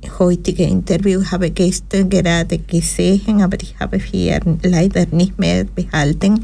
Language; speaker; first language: German; non-native, learner; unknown